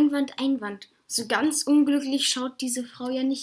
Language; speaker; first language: German; native; German